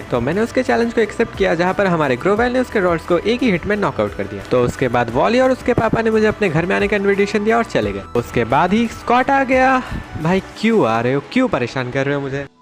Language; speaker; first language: Hindi; native; Hindi